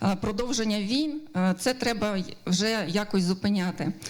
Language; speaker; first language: Ukrainian; native; Ukrainian